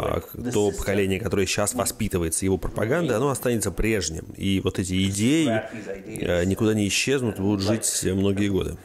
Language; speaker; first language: Russian; native; Russian